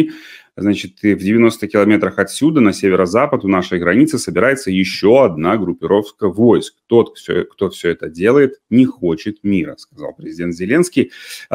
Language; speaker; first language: Russian; native; Russian